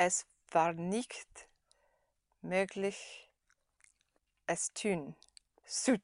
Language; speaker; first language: German; non-native, learner; English